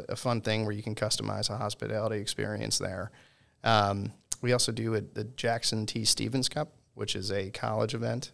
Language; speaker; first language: English; native; English